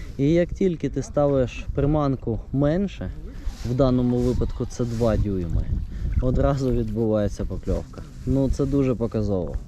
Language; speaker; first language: Ukrainian; non-native, local second language; Russian